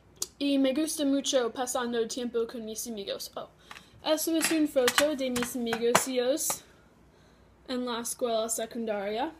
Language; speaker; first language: Spanish; non-native, learner; English